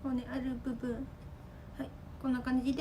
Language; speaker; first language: Japanese; non-native, fluent; Vietnamese